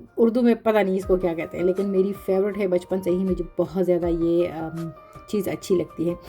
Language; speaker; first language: Urdu; non-native, local second language; Pashto